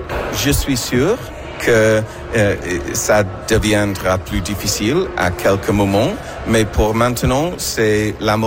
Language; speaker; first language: French; non-native, learner; English